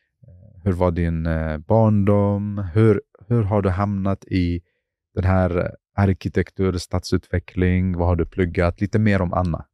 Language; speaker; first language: Swedish; non-native, fluent; Arabic